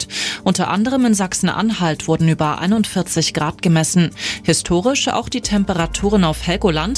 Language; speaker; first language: German; native; German